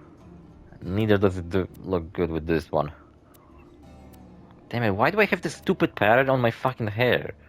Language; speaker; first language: English; non-native, fluent; Polish